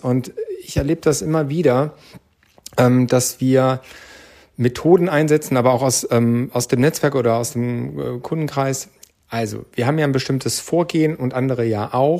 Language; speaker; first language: German; native; German